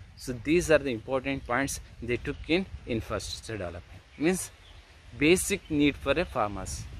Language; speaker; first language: English; non-native, local second language; Kannada